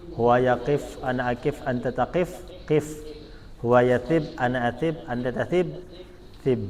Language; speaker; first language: Arabic; non-native, fluent; Indonesian